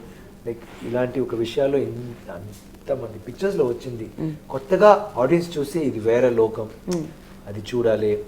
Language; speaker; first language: Telugu; non-native, learner; Tamil